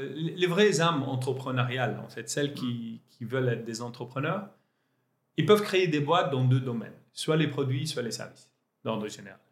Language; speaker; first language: French; non-native, local second language; Arabic